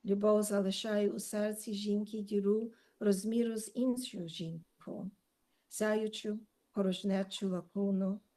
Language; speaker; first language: Ukrainian; early bilingual, heritage; Ukrainian